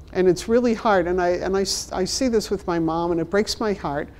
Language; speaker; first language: English; native; English